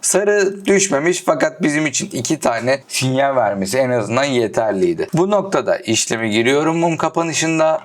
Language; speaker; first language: Turkish; native; Turkish